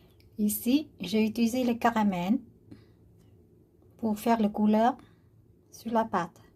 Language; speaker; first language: French; non-native, learner; Vietnamese